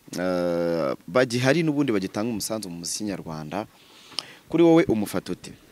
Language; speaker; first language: Kinyarwanda; native; Kinyarwanda